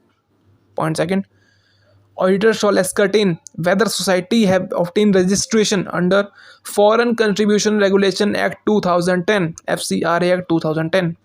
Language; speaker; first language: English; non-native, local second language; Hindi